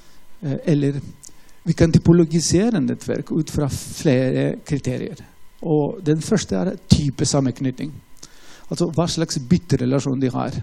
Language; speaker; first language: Norwegian; non-native, fluent; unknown